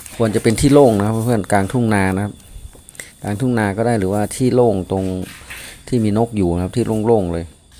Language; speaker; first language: Thai; native; Thai